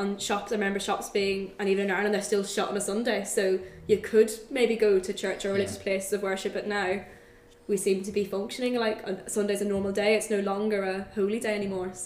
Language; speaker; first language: English; native; English